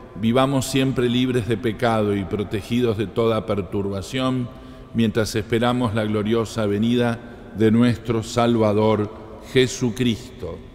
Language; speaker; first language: Spanish; native; Spanish